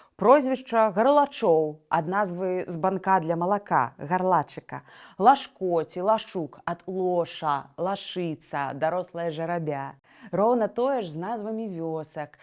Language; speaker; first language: Belarusian; native; Belarusian